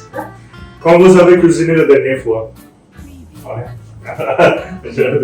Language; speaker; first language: French; non-native, learner; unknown